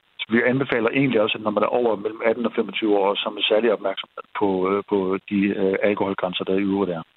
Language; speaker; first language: Danish; native; Danish